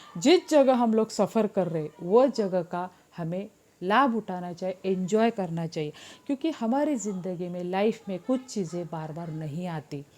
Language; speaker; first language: Hindi; non-native, local second language; Marathi